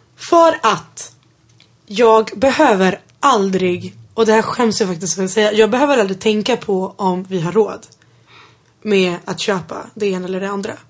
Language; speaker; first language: Swedish; early bilingual, other home language; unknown